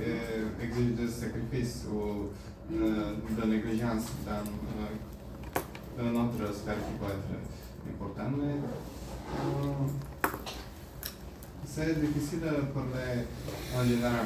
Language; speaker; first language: French; non-native, learner; Bulgarian